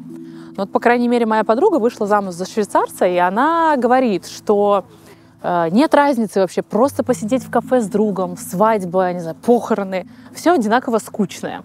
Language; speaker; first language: Russian; native; Russian